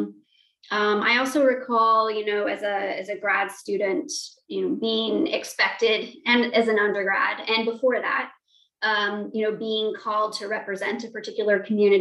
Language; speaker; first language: English; native; English